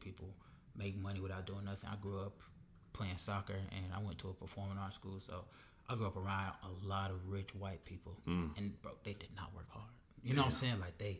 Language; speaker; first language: English; native; English